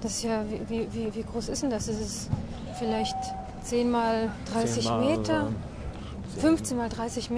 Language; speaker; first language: German; native; German